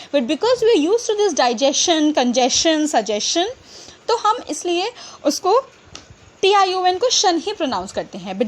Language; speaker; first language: Hindi; native; Hindi